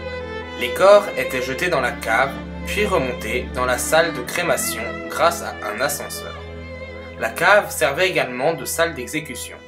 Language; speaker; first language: French; native; French